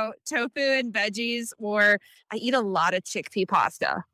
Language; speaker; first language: English; native; English